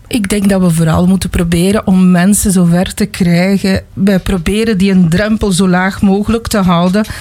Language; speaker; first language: Dutch; native; Dutch